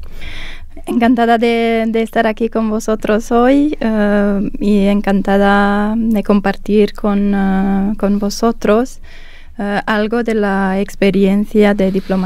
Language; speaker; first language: Spanish; non-native, fluent; Romanian